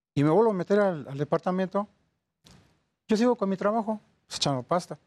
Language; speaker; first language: Spanish; native; Spanish